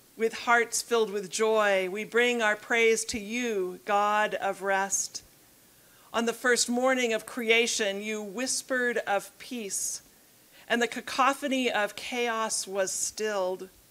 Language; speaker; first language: English; native; English